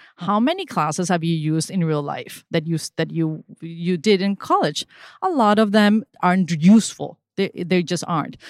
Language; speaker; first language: English; early bilingual, other home language; Spanish